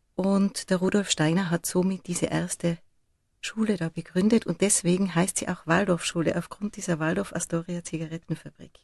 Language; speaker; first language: German; native; German